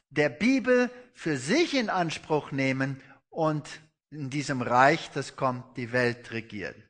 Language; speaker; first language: German; non-native, fluent; Afrikaans